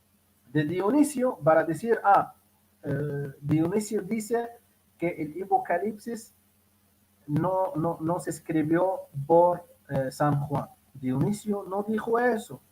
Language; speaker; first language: Spanish; non-native, fluent; Arabic